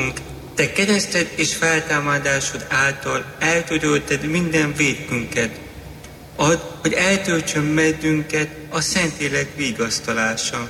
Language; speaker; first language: Hungarian; native; Hungarian